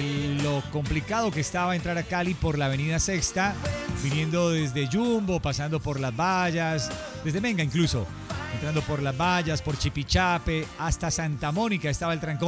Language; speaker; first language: Spanish; native; Spanish